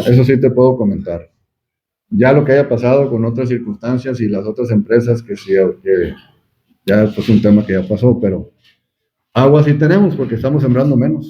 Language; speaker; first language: Spanish; native; Spanish